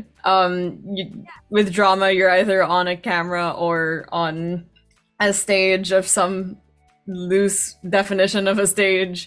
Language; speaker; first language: English; non-native, local second language; Filipino